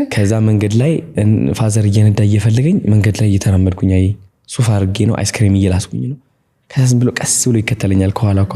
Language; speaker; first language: Amharic; non-native, local second language; Tigrinya